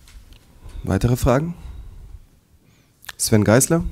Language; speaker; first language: German; native; German